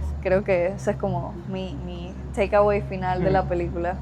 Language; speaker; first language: Spanish; native; Spanish